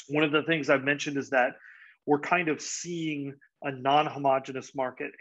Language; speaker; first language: English; native; English